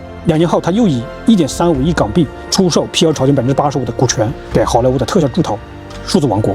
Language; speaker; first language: Chinese; native; Chinese